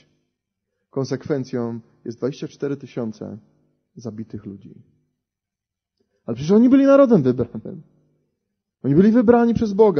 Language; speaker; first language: Polish; native; Polish